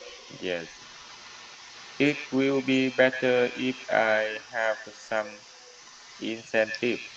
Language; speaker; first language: English; non-native, learner; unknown